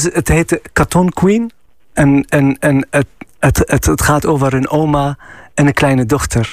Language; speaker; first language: Dutch; non-native, fluent; Arabic